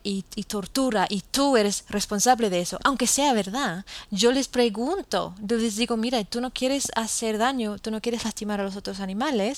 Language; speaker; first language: Spanish; non-native, fluent; English